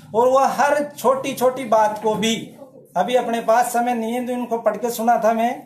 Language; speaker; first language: Hindi; native; Hindi